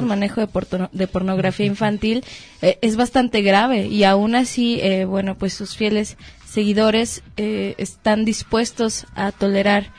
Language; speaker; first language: Spanish; native; Spanish